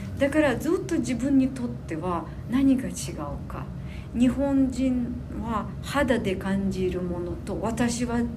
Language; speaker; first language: Japanese; non-native, fluent; Ukrainian